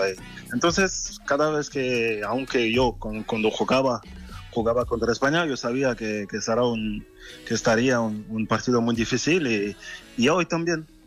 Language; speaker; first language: Spanish; non-native, fluent; French